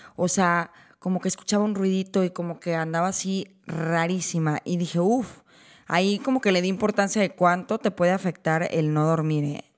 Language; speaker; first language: Spanish; native; Spanish